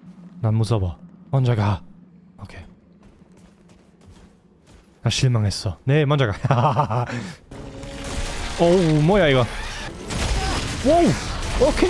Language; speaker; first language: Korean; non-native, learner; German